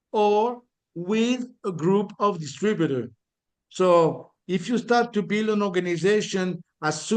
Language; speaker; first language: English; non-native, fluent; French